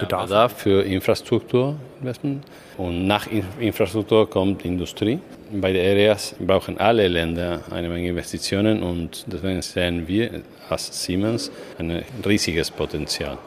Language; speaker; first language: German; non-native, fluent; Spanish